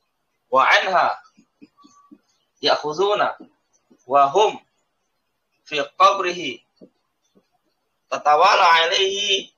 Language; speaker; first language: Arabic; non-native, fluent; Indonesian